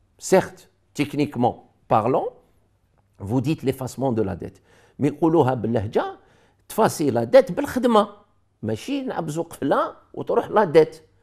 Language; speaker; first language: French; non-native, local second language; Arabic